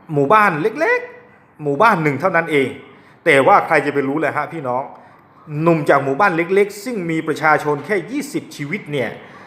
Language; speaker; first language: Thai; non-native, local second language; S'gaw Karen